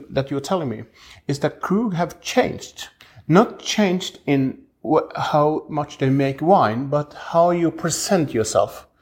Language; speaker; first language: English; non-native, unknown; Norwegian